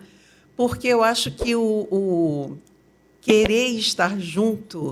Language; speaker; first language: Portuguese; native; Portuguese